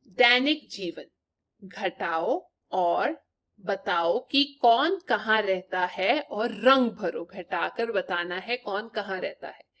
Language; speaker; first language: Hindi; native; Hindi